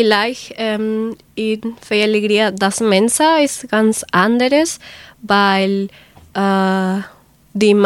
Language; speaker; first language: German; non-native, learner; Spanish